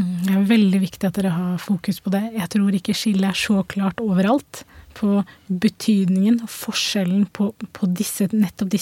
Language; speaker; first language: Norwegian; native; Norwegian